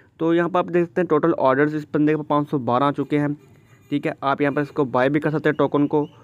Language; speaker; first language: Urdu; native; Urdu